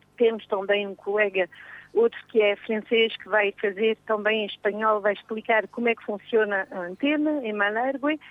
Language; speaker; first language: Portuguese; native; Portuguese